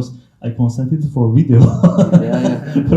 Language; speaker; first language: English; non-native, learner; Kurdish